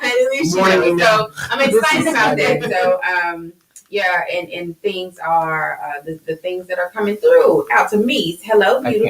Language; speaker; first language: English; native; English